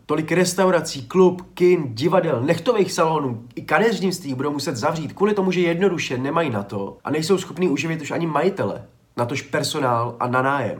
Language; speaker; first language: Czech; native; Czech